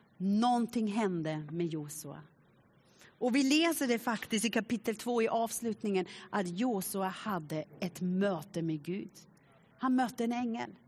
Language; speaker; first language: Swedish; non-native, fluent; German